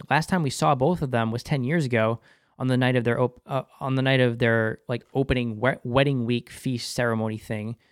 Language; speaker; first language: English; native; English